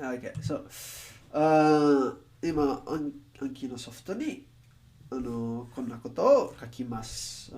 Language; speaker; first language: Japanese; non-native, learner; Spanish